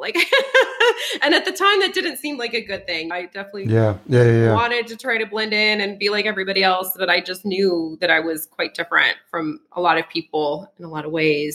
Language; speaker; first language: English; early bilingual, other home language; French